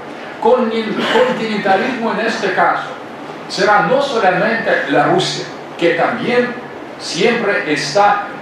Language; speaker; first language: Spanish; non-native, fluent; Russian